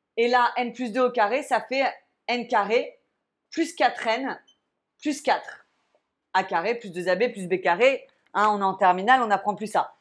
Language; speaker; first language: French; native; French